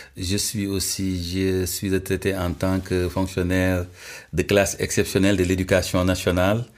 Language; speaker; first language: French; non-native, local second language; Wolof